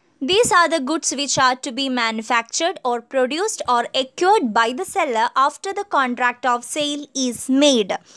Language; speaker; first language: English; non-native, local second language; Malayalam